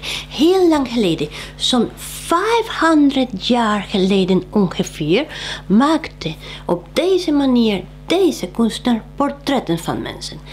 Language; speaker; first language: Dutch; non-native, fluent; Spanish